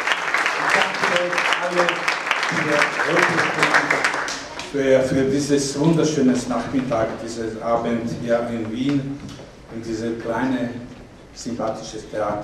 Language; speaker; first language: German; non-native, learner; Slovak